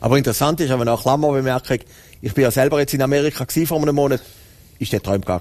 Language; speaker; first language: German; native; German